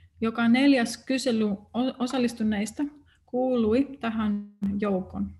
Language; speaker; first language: Finnish; non-native, fluent; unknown